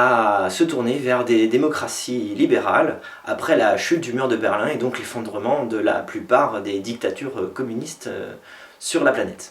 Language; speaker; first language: French; native; French